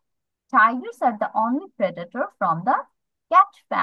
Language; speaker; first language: English; non-native, fluent; Bangla